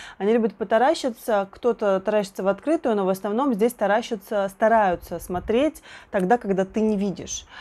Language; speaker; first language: Russian; native; Russian